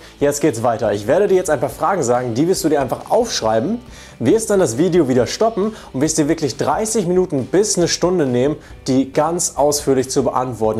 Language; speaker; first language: German; native; German